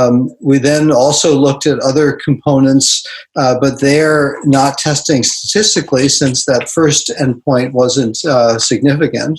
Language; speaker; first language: English; native; English